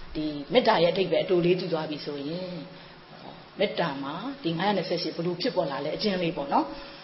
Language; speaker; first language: Burmese; native; Burmese